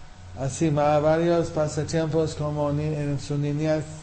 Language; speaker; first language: Spanish; non-native, fluent; English